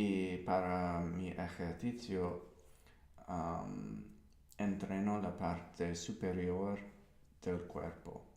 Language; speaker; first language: Spanish; non-native, learner; English